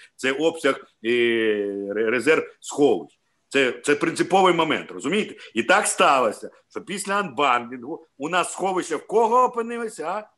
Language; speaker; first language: Ukrainian; native; Ukrainian